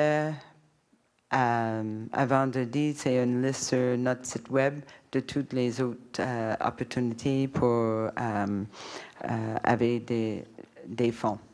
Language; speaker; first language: French; non-native, learner; English